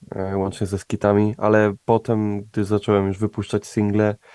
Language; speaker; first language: Polish; native; Polish